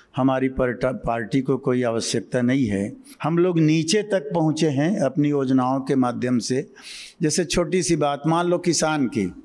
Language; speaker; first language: Hindi; native; Hindi